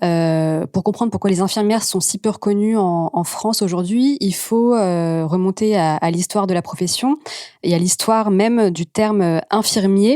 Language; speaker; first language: French; native; French